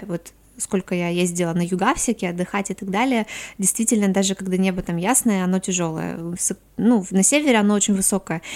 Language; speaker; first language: Russian; native; Russian